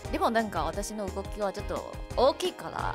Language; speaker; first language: Japanese; non-native, fluent; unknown